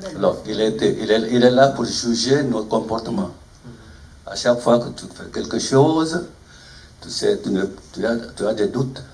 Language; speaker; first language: French; non-native, fluent; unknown